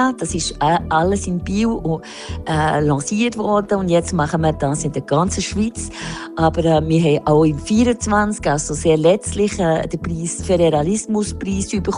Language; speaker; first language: German; non-native, local second language; French